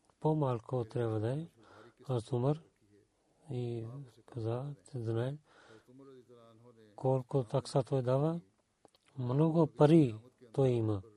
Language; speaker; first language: Bulgarian; non-native, learner; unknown